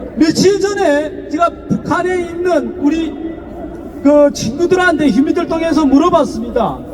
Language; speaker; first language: Korean; native; Korean